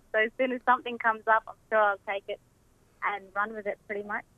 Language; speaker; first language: English; native; English